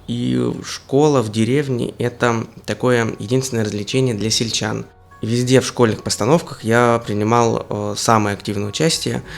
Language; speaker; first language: Russian; native; Russian